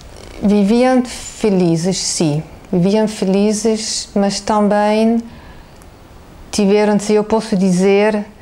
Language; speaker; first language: Portuguese; non-native, fluent; German